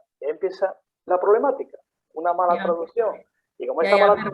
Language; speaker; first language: Spanish; native; Spanish